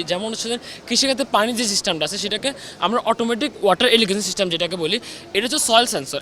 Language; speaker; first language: Bangla; native; Bangla